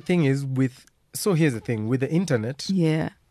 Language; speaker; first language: English; non-native, local second language; Kamba